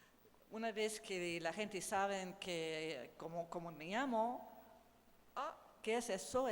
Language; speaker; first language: Spanish; non-native, learner; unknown